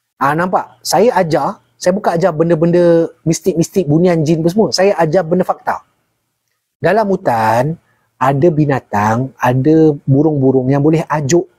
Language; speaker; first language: Malay; native; Malay